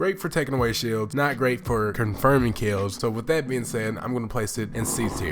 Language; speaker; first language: English; native; English